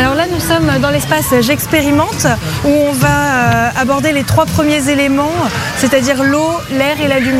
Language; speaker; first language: French; native; French